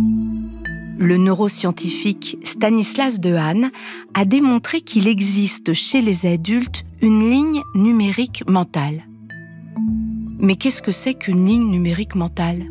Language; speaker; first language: French; native; French